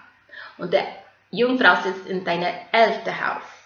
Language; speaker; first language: German; non-native, fluent; English